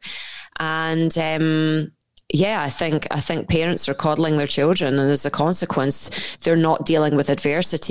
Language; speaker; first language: English; native; English